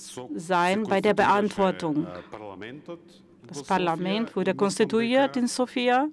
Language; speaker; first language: German; non-native, fluent; Macedonian